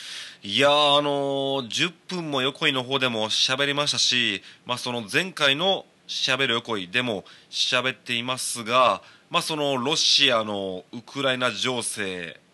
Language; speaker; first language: Japanese; native; Japanese